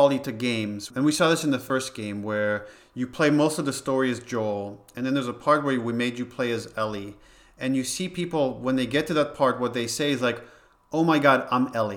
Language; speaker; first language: English; non-native, fluent; Hebrew